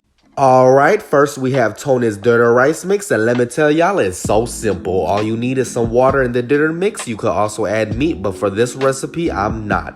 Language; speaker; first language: English; native; English